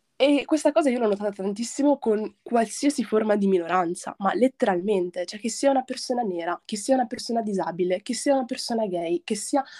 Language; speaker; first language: Italian; early bilingual, other home language; Arabic